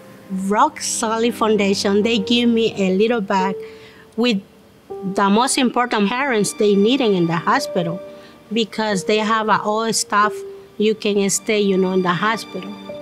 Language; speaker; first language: English; non-native, learner; Spanish